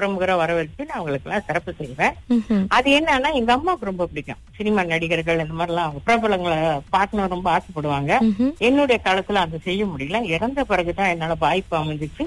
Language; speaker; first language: Tamil; early bilingual, heritage; Tamil